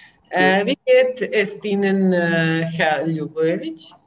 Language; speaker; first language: German; non-native, learner; Serbian